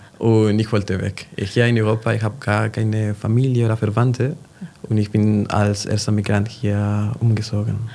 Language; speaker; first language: German; non-native, fluent; Spanish